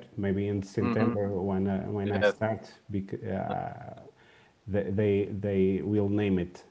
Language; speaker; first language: English; non-native, learner; Portuguese